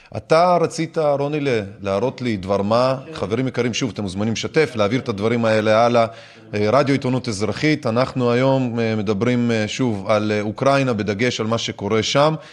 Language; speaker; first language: Hebrew; early bilingual, other home language; Russian